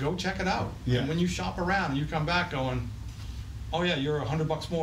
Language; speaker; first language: English; native; English